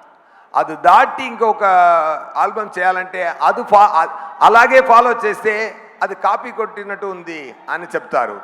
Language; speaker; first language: Telugu; non-native, learner; Tamil